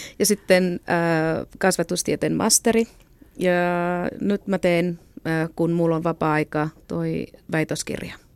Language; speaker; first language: Finnish; non-native, fluent; Catalan